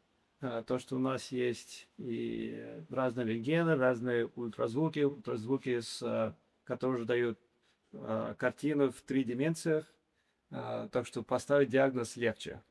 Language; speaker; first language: Russian; early bilingual, heritage; English